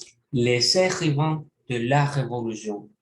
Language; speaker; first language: French; non-native, learner; Spanish